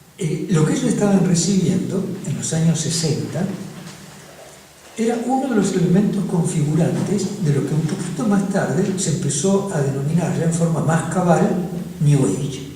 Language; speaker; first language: Spanish; native; Spanish